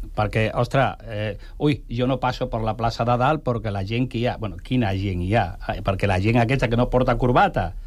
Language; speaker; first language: Catalan; non-native, local second language; Spanish